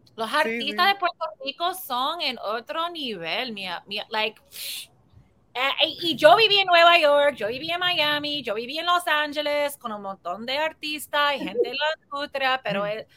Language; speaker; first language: Spanish; early bilingual, heritage; Spanish